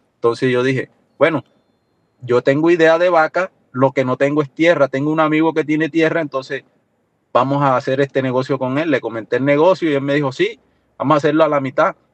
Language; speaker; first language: Spanish; native; Spanish